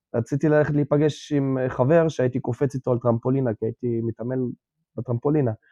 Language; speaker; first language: Hebrew; early bilingual, other home language; Russian